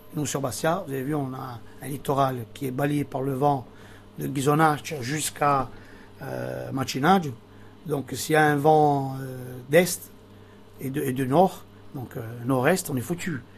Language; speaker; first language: French; native; French